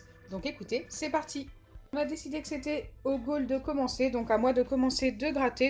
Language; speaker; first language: French; native; French